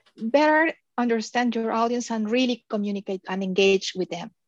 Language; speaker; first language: English; non-native, fluent; Spanish